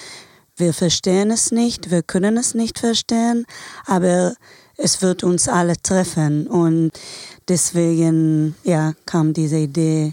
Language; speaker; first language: German; non-native, fluent; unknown